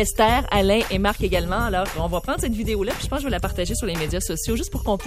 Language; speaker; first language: French; native; French